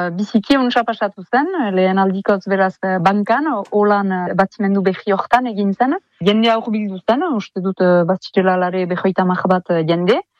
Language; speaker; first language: Basque; native; Basque